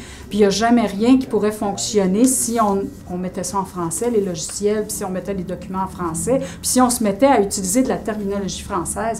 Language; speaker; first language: French; native; French